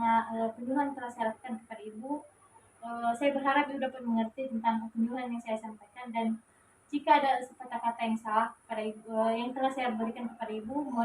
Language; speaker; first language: Indonesian; native; Indonesian